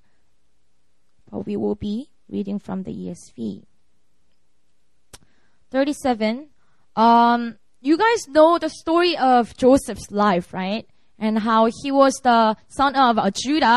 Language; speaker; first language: English; non-native, fluent; Korean